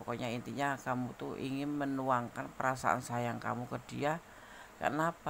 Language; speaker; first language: Indonesian; native; Indonesian